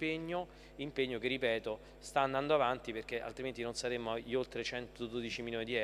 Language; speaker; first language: Italian; native; Italian